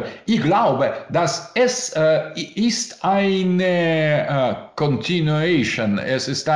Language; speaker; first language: German; non-native, learner; Russian